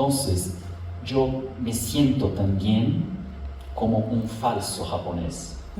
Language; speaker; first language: Spanish; non-native, fluent; Portuguese